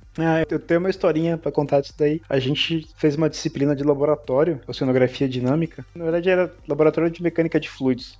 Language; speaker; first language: Portuguese; native; Portuguese